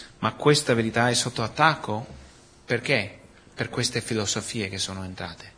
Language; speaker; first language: Italian; non-native, fluent; Spanish